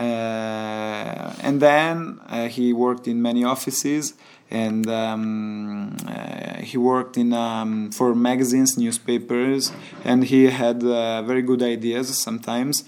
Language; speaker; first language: English; non-native, learner; Italian